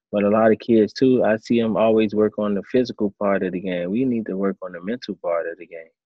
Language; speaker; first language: English; native; English